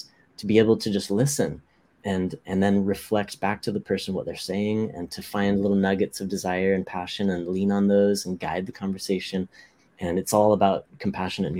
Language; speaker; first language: English; native; English